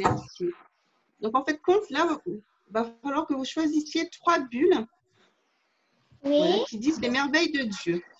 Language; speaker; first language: French; native; French